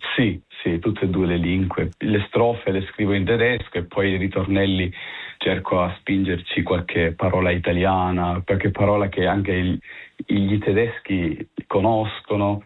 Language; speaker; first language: Italian; early bilingual, heritage; Italian